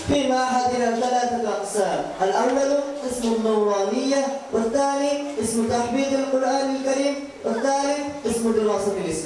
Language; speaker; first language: Arabic; non-native, learner; Bangla